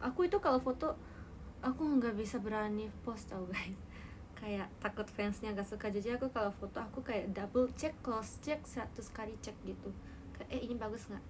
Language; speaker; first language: Indonesian; native; Indonesian